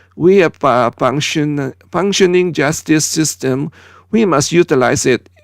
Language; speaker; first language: English; non-native, local second language; Filipino